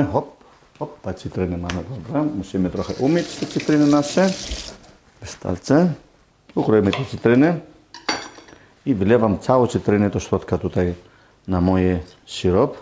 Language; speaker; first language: Polish; non-native, fluent; Greek